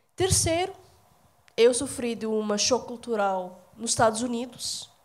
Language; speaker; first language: Portuguese; non-native, fluent; Arabic